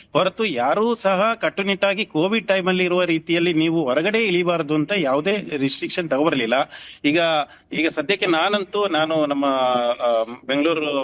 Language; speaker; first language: Kannada; native; Kannada